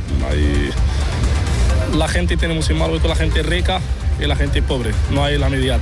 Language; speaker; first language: Spanish; non-native, learner; Arabic